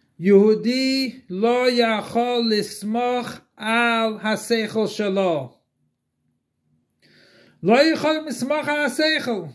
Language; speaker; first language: Hebrew; non-native, fluent; English